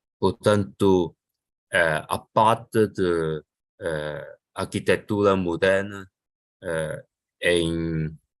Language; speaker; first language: Portuguese; non-native, local second language; Chinese